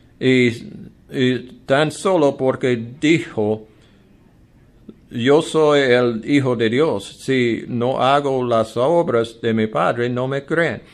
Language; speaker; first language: Spanish; non-native, learner; English